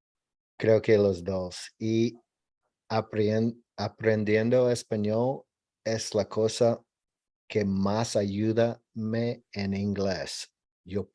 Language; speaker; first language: Spanish; non-native, learner; English